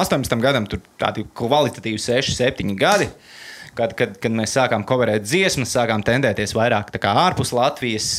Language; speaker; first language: Latvian; native; Latvian